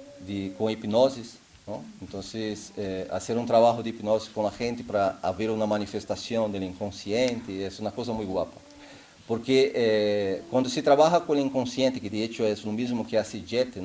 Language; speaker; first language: Spanish; non-native, fluent; Portuguese